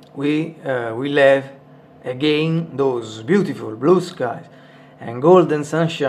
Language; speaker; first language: English; non-native, learner; Italian